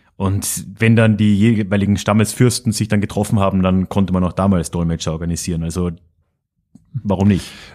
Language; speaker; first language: German; native; German